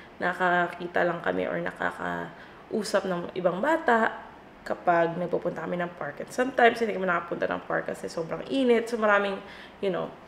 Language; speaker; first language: Filipino; native; Filipino